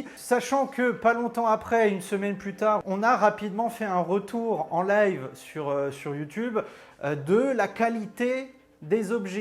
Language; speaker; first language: French; native; French